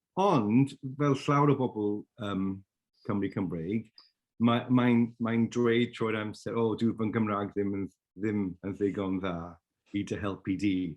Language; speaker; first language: Welsh; non-native, local second language; English